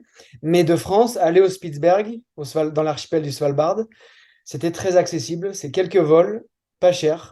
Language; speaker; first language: French; native; French